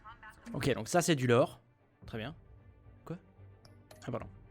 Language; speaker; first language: French; native; French